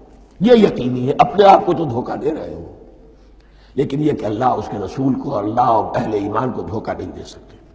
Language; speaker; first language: Urdu; native; Urdu